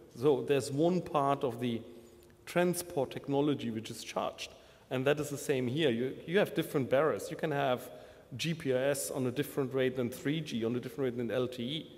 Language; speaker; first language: English; non-native, fluent; German